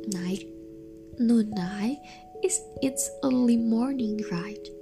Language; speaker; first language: English; non-native, learner; Indonesian